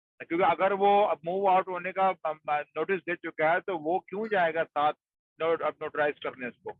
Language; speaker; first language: Urdu; native; Urdu